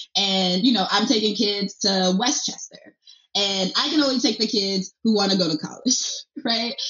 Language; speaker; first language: English; early bilingual, other home language; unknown